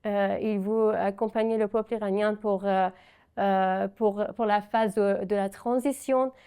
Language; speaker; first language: French; non-native, fluent; Persian